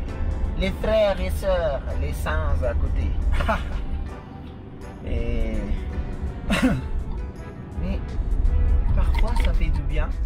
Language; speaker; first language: French; non-native, fluent; Indonesian